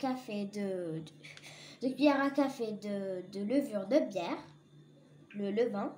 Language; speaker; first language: French; non-native, local second language; Arabic